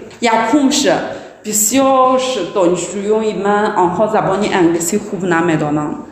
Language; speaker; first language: Persian; non-native, learner; Chinese